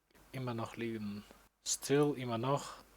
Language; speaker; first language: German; non-native, learner; English